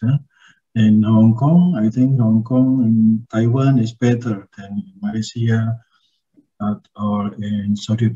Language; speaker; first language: English; non-native, learner; Indonesian